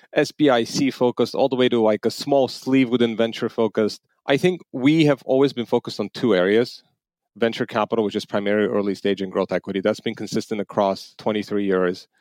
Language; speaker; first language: English; non-native, fluent; Armenian